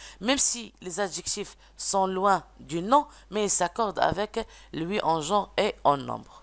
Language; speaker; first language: French; non-native, local second language; Arabic